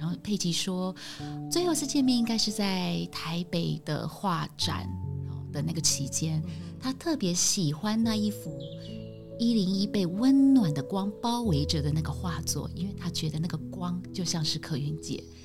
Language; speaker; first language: Chinese; native; Chinese